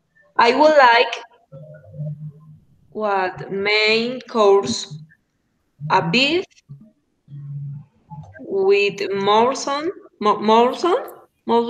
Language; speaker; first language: English; non-native, learner; Spanish